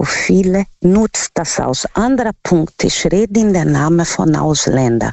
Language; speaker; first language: German; non-native, fluent; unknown